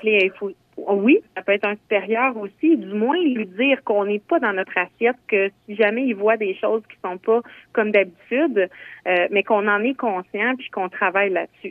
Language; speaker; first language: French; native; French